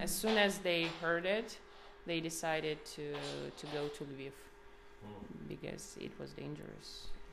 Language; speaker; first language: English; non-native, fluent; Ukrainian